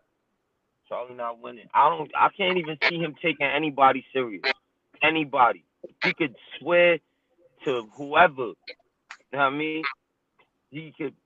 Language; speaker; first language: English; native; English